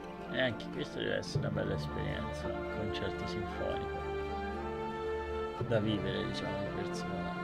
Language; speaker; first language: Italian; native; Italian